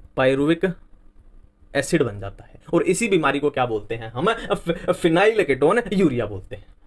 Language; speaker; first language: Hindi; native; Hindi